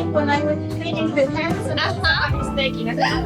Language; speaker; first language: English; non-native, fluent; Polish